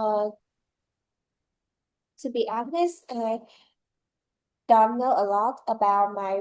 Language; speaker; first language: English; non-native, learner; Vietnamese